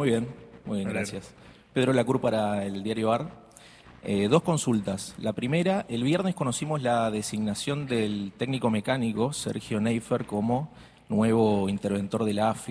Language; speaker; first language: Spanish; native; Spanish